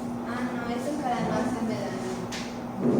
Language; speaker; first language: Spanish; native; Spanish